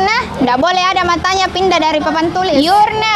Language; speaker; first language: Indonesian; native; Indonesian